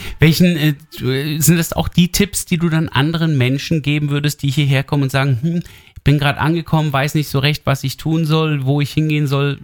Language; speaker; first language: German; native; German